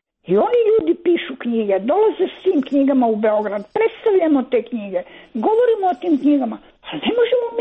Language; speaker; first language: Croatian; native; Croatian